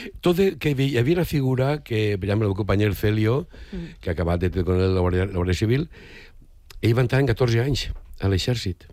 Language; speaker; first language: Catalan; native; Catalan